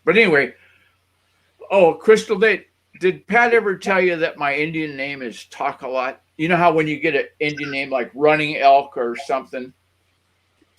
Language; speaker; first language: English; native; English